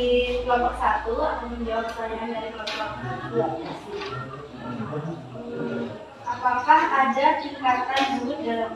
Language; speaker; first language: Indonesian; native; Indonesian